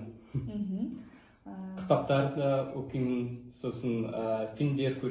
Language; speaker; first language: Kazakh; non-native, local second language; Russian